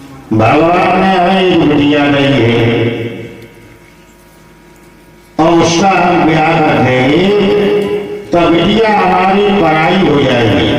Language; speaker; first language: Hindi; native; Hindi